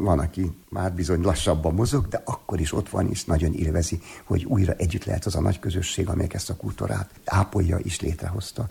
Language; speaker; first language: Hungarian; native; Hungarian